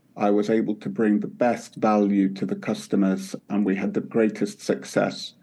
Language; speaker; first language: English; native; English